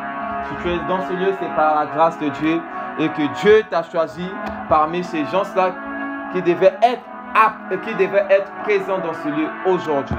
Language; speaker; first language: French; non-native, local second language; Swahili